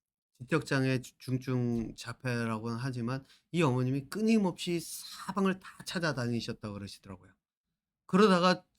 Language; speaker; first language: Korean; native; Korean